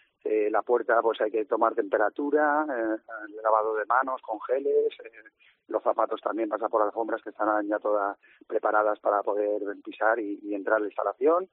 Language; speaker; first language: Spanish; native; Spanish